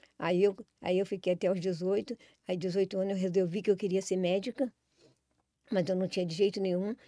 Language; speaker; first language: Portuguese; native; Portuguese